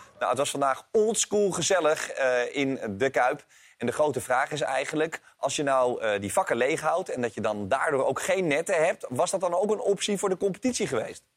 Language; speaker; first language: Dutch; native; Dutch